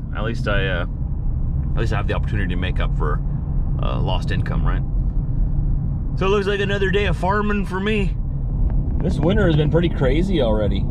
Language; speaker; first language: English; native; English